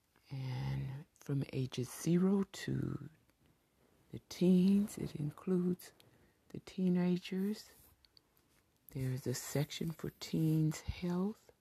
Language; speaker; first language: English; native; English